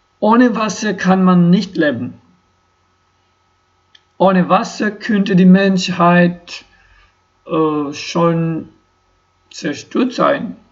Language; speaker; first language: German; non-native, learner; Ukrainian